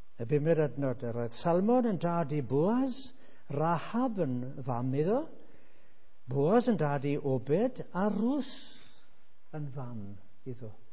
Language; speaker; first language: Welsh; native; Welsh